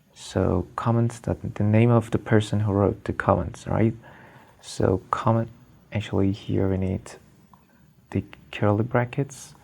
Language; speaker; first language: English; non-native, fluent; Persian